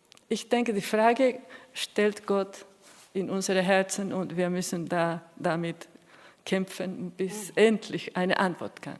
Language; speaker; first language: German; non-native, fluent; Spanish